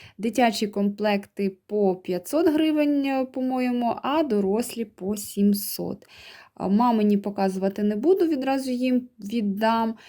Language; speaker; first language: Ukrainian; native; Ukrainian